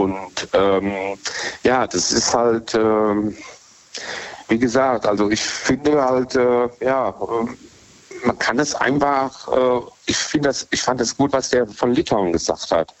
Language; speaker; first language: German; native; German